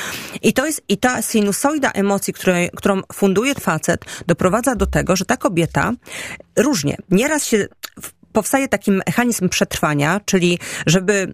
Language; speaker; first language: Polish; native; Polish